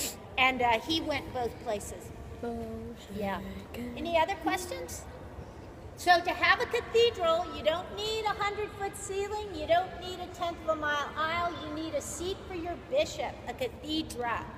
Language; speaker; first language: English; native; English